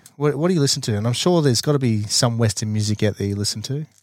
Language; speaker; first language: English; native; English